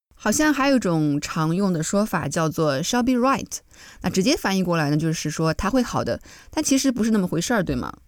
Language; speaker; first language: Chinese; native; Chinese